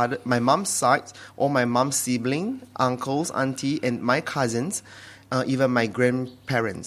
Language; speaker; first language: English; non-native, local second language; Chinese